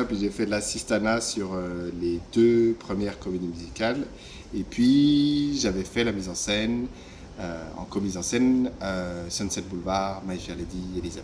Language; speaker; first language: French; native; French